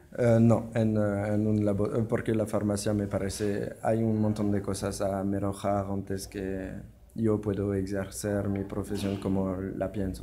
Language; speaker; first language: Spanish; non-native, learner; French